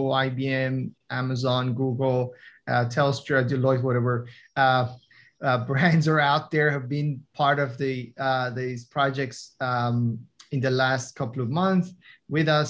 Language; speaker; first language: English; non-native, fluent; Persian